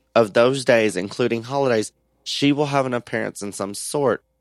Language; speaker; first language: English; native; English